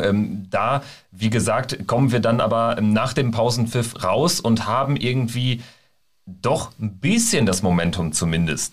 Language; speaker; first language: German; native; German